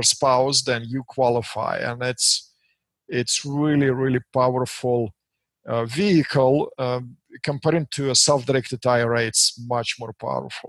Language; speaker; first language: English; non-native, fluent; Russian